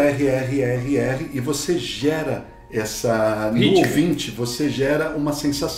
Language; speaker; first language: Portuguese; native; Portuguese